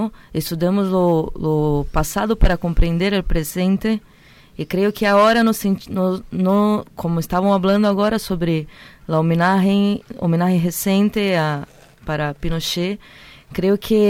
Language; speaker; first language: Spanish; non-native, learner; Portuguese